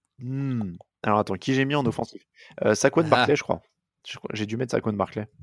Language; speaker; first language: French; native; French